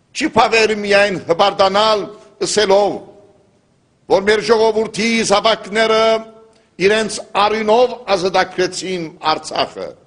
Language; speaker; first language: Armenian; early bilingual, heritage; Armenian